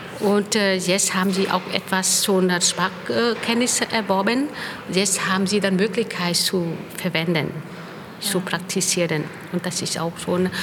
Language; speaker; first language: German; non-native, fluent; Vietnamese